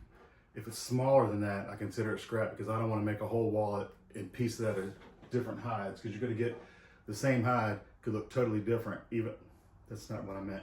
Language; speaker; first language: English; native; English